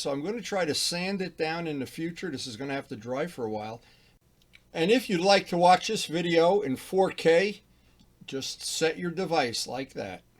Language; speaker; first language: English; native; English